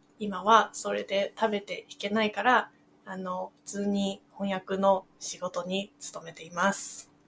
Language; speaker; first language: Japanese; non-native, fluent; Chinese